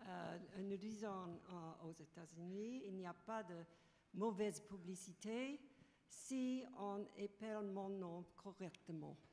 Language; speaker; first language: French; non-native, fluent; English